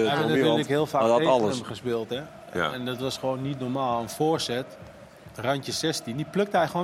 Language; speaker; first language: Dutch; native; Dutch